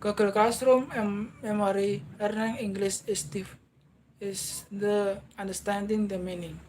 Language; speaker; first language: English; non-native, learner; Indonesian